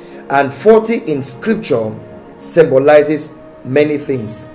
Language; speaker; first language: English; native; English